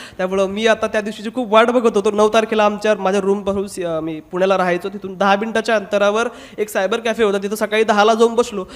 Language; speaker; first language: Marathi; non-native, local second language; Hindi